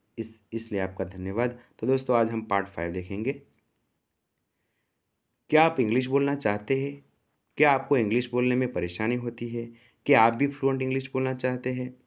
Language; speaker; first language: Hindi; non-native, local second language; Gujarati